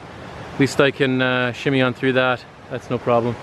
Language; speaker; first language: English; native; English